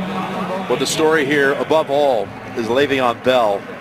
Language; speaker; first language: English; native; English